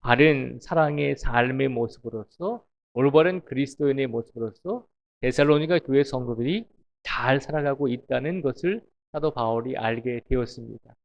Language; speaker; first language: Korean; native; Korean